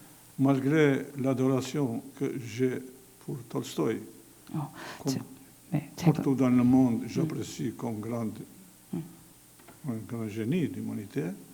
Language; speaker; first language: French; non-native, fluent; Albanian